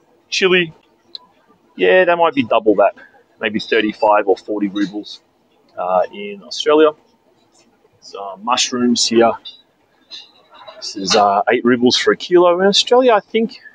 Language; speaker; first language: English; native; English